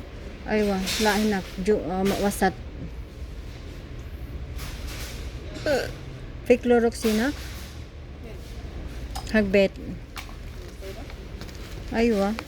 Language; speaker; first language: Arabic; non-native, learner; Filipino